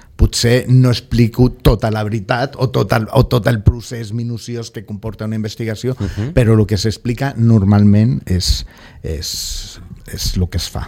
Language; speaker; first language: Catalan; non-native, local second language; Spanish